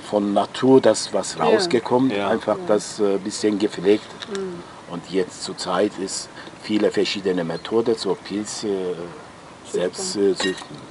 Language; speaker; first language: German; non-native, local second language; Turkish